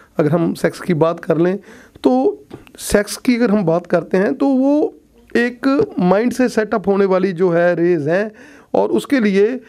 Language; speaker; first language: Hindi; non-native, local second language; Punjabi